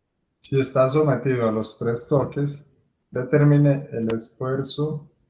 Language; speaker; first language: Spanish; native; Spanish